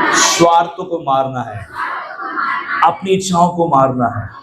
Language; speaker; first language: Hindi; non-native, local second language; Marathi